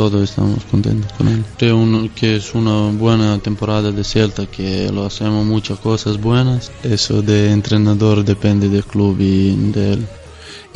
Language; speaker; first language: Spanish; non-native, learner; Serbian